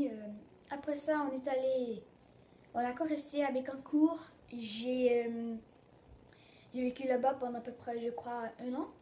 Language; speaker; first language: French; early bilingual, other home language; Portuguese